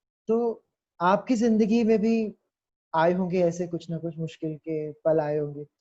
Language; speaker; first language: Hindi; native; Hindi